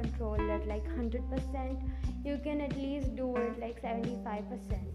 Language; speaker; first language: English; non-native, local second language; Hindi